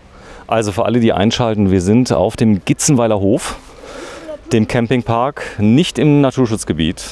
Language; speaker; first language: German; native; German